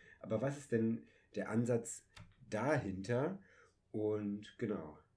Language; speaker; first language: German; native; German